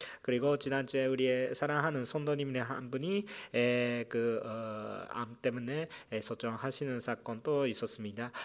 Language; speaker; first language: Korean; non-native, fluent; Japanese